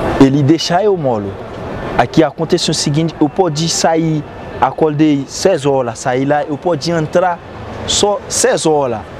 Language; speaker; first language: Portuguese; non-native, learner; Haitian Creole